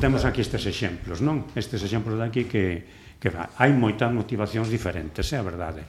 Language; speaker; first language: Galician; non-native, local second language; Spanish